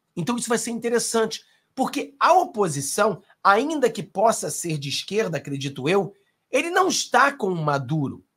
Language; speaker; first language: Portuguese; non-native, fluent; Spanish